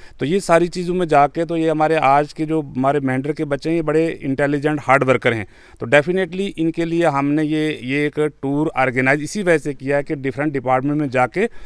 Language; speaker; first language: Hindi; non-native, local second language; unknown